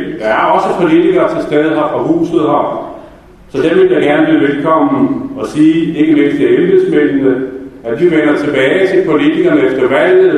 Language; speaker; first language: Danish; native; Danish